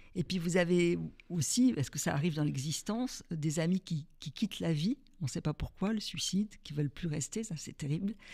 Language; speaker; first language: French; native; French